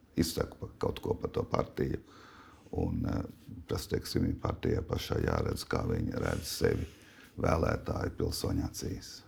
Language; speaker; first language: Latvian; native; Latvian